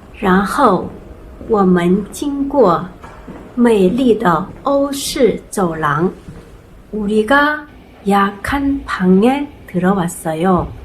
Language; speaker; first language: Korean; non-native, fluent; Chinese